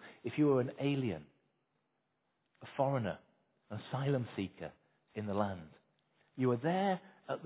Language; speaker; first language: English; native; English